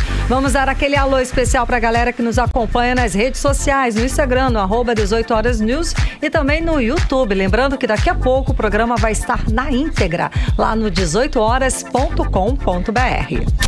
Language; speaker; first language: Portuguese; native; Portuguese